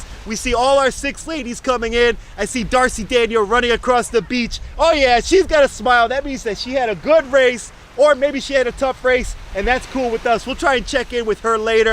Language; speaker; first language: English; native; English